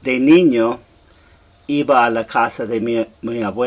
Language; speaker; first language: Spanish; non-native, learner; English